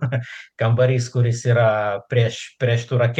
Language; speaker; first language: Lithuanian; non-native, local second language; Russian